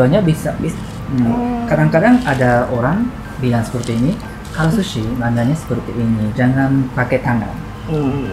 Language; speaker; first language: Indonesian; non-native, learner; Japanese